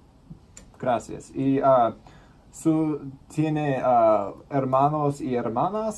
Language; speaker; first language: Spanish; non-native, learner; English